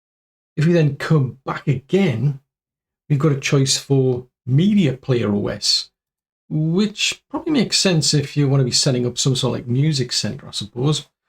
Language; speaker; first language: English; native; English